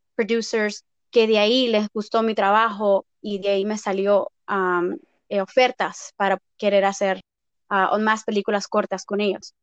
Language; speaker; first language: Spanish; early bilingual, heritage; Spanish